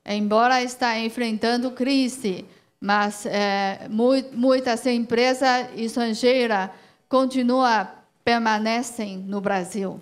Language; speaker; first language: Portuguese; non-native, learner; Chinese